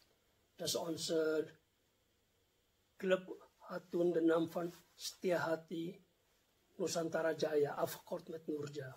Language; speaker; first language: Dutch; non-native, fluent; Indonesian